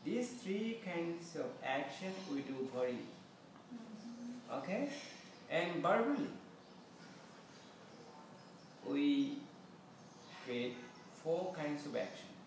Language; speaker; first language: English; non-native, fluent; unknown